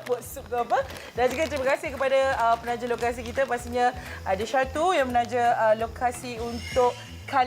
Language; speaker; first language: Malay; native; Malay